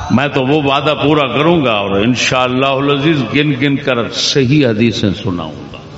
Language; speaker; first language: Urdu; non-native, local second language; Punjabi